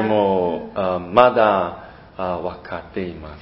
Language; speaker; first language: Japanese; non-native, learner; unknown